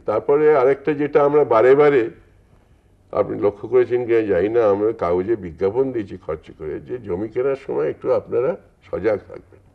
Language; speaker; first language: Bangla; native; Bangla